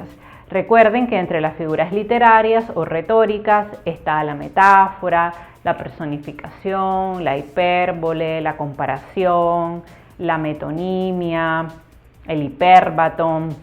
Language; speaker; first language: Spanish; native; Spanish